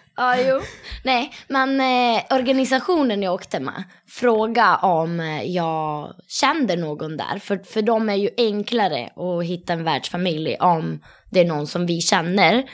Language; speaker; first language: Swedish; non-native, fluent; Italian